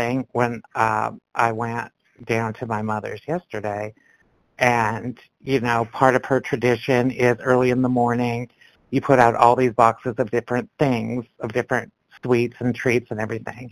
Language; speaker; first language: English; native; English